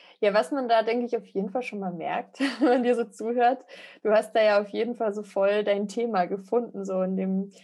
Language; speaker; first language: German; native; German